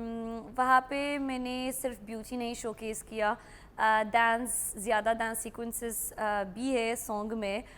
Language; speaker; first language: Hindi; non-native, learner; Arabic